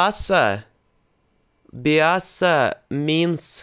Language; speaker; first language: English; non-native, fluent; Russian